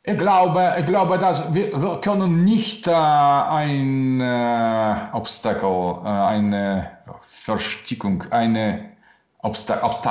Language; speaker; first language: German; non-native, learner; Russian